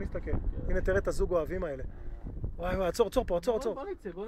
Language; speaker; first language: Hebrew; native; Hebrew